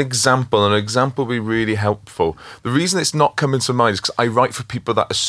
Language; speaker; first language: English; native; English